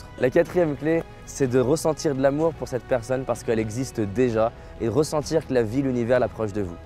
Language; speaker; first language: French; native; French